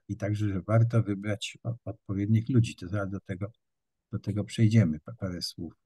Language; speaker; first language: Polish; native; Polish